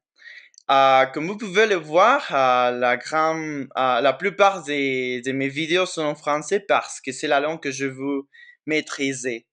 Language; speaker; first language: French; non-native, fluent; Spanish